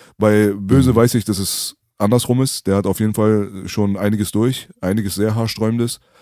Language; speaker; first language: German; early bilingual, other home language; Persian